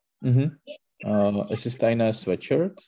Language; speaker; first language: German; non-native, learner; Czech